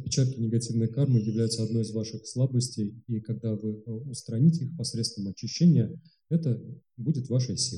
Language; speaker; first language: Russian; native; Russian